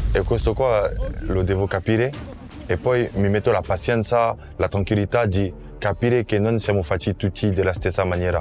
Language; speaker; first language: Italian; non-native, fluent; French